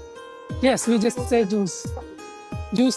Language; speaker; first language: English; non-native, local second language; Hindi